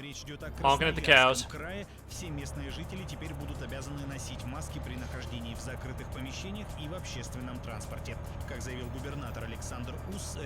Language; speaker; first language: Russian; native; Russian